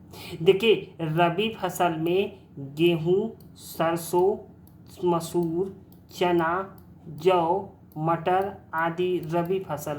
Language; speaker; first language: Hindi; native; Hindi